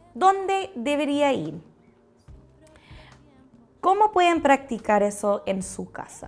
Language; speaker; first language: Spanish; non-native, fluent; English